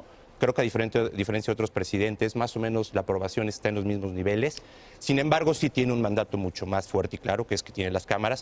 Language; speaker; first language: Spanish; native; Spanish